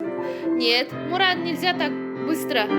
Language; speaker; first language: Russian; non-native, learner; Tajik